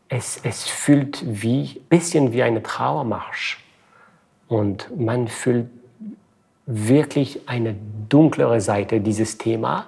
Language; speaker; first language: German; non-native, fluent; French